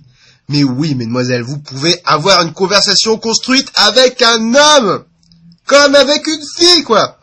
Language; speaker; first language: French; native; French